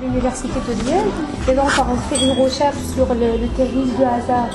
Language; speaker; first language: French; non-native, fluent; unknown